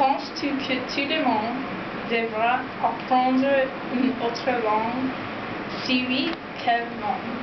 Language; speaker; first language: French; non-native, learner; English